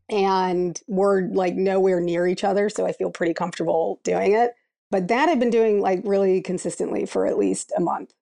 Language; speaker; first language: English; native; English